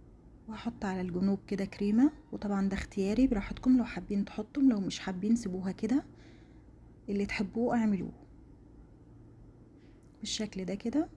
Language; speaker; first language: Arabic; native; Arabic